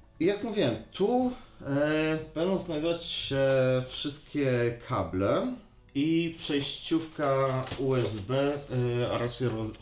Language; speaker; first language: Polish; native; Polish